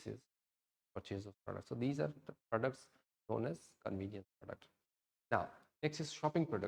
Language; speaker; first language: English; non-native, local second language; Odia